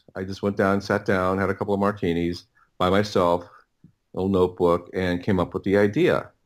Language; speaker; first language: English; native; English